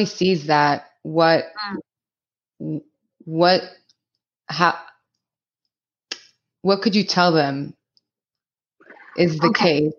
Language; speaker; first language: English; early bilingual, other home language; Hebrew